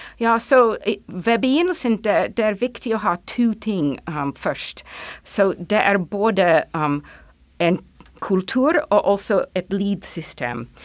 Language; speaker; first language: Norwegian; non-native, fluent; English